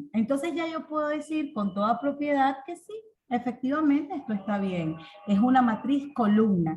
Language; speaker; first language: Spanish; native; Spanish